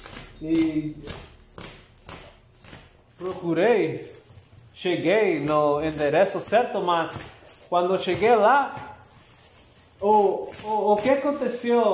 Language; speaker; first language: Portuguese; non-native, learner; Spanish